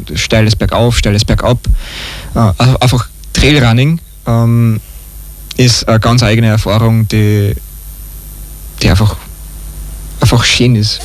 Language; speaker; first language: German; native; German